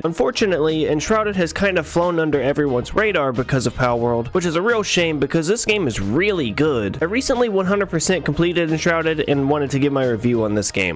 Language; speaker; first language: English; native; English